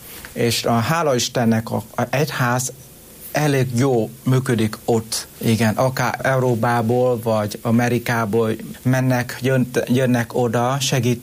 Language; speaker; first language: Hungarian; non-native, learner; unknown